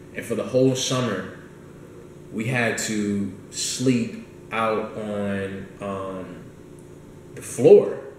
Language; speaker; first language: English; native; English